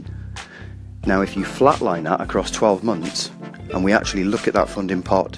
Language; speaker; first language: English; native; English